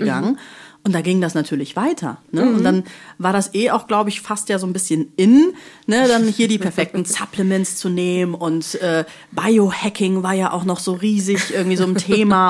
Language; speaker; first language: German; native; German